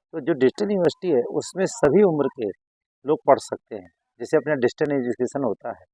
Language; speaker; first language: Hindi; native; Hindi